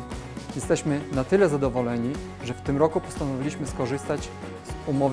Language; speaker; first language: Polish; native; Polish